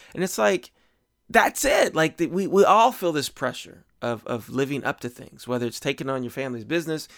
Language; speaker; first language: English; native; English